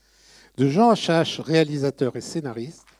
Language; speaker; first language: French; native; French